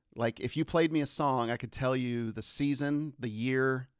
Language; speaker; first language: English; early bilingual, other home language; German